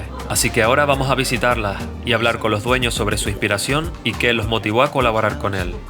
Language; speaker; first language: Spanish; native; Spanish